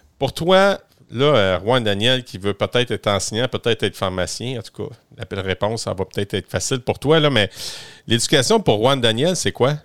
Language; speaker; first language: French; native; French